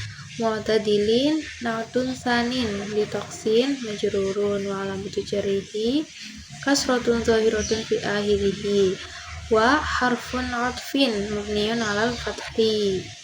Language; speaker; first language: Arabic; non-native, learner; Indonesian